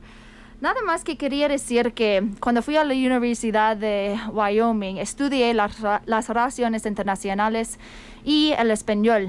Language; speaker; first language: Spanish; non-native, fluent; English